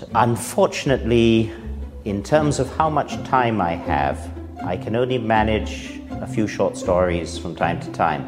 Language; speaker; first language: English; native; English